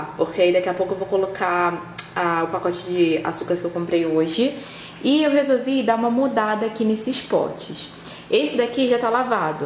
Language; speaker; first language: Portuguese; native; Portuguese